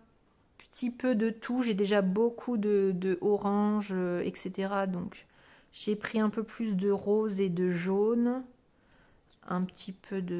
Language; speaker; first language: French; native; French